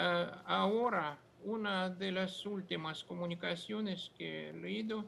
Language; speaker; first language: Spanish; non-native, fluent; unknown